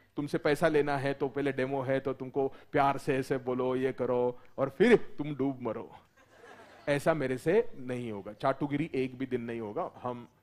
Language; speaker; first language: Hindi; non-native, local second language; Marathi